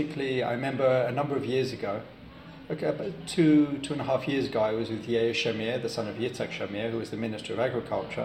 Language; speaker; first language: English; native; English